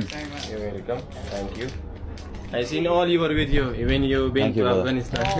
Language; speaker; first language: English; non-native, learner; Pashto